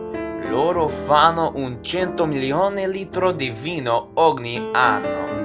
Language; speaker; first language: Italian; non-native, learner; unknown